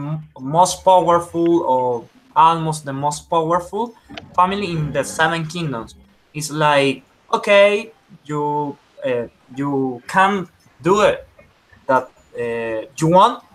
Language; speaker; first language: English; non-native, learner; Spanish